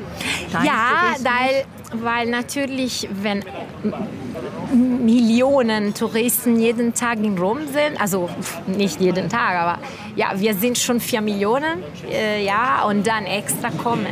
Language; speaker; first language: German; non-native, fluent; Italian